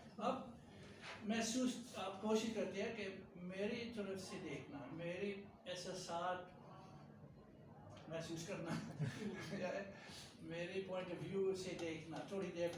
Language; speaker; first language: Hindi; non-native, fluent; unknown